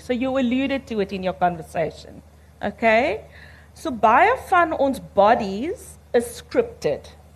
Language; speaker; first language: English; early bilingual, other home language; Afrikaans